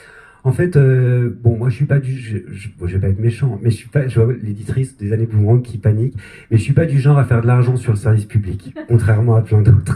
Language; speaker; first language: French; native; French